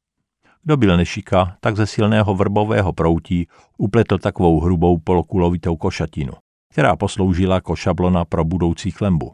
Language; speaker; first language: Czech; native; Czech